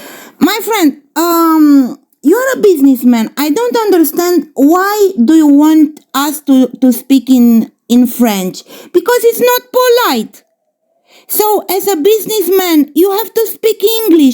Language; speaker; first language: English; non-native, fluent; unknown